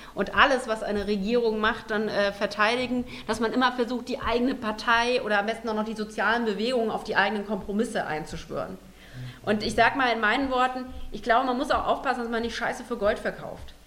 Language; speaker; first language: German; native; German